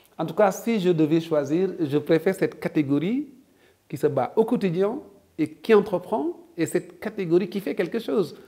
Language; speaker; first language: French; non-native, local second language; Wolof